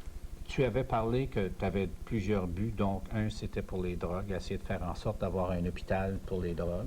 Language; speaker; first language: French; native; French